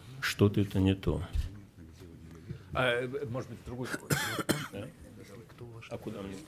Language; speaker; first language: Russian; native; Russian